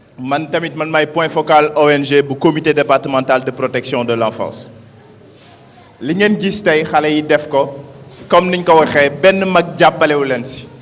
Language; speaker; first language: Wolof; non-native, local second language; Mandingo